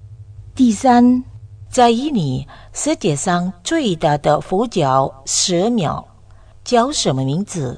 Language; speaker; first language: Chinese; non-native, fluent; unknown